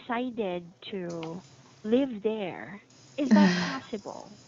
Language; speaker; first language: English; non-native, fluent; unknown